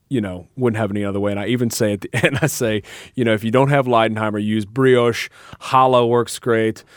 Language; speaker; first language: English; native; English